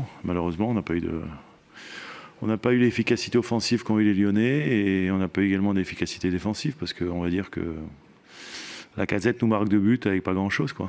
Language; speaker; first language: French; native; French